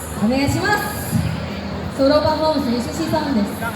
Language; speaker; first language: Japanese; non-native, learner; Filipino